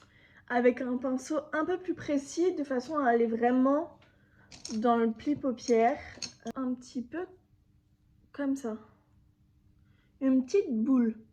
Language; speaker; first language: French; native; French